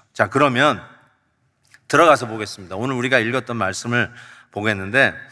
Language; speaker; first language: Korean; native; Korean